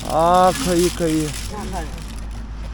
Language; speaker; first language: Chinese; non-native, learner; Malayalam